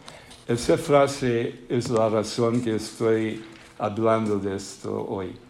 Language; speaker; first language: Spanish; non-native, fluent; English